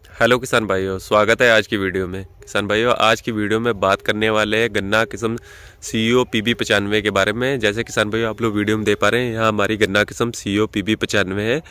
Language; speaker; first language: Hindi; non-native, local second language; Punjabi